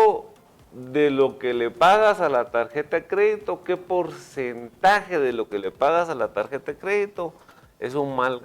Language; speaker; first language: Spanish; native; Spanish